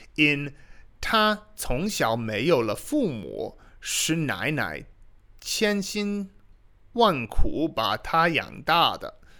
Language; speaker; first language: Chinese; non-native, fluent; English